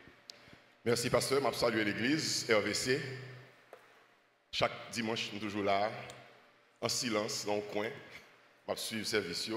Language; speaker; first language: French; non-native, local second language; Haitian Creole